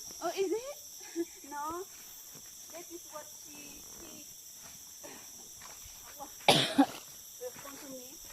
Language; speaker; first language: English; non-native, local second language; Malay